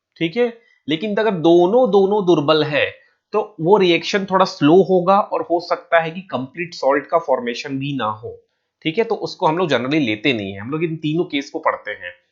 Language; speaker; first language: Hindi; native; Hindi